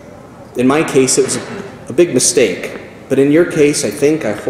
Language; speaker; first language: English; native; English